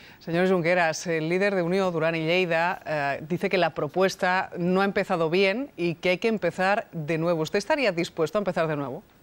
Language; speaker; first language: Spanish; native; Spanish